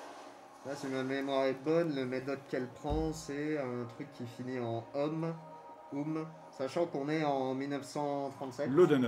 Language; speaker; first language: French; native; French